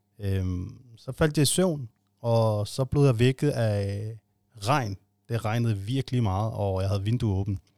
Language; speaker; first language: Danish; non-native, fluent; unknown